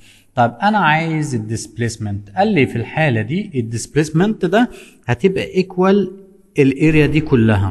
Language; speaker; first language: Arabic; native; Arabic